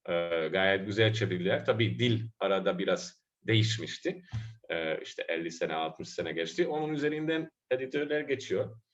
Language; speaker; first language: Turkish; non-native, fluent; Hungarian